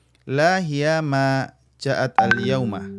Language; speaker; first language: Arabic; non-native, fluent; Indonesian